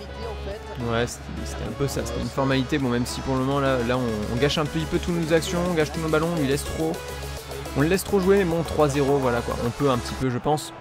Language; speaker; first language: French; native; French